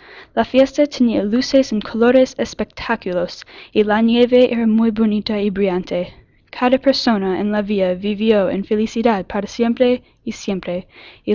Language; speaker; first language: Spanish; non-native, learner; English